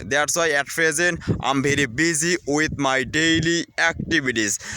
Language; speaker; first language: English; non-native, learner; Bangla